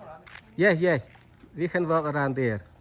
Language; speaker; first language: English; non-native, learner; Vietnamese